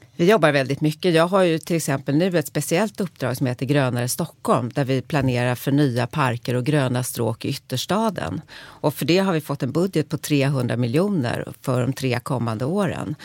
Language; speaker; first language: Swedish; native; Swedish